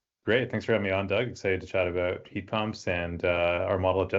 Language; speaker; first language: English; native; English